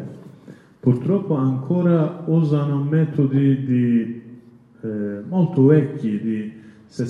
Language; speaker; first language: Italian; non-native, learner; Kurdish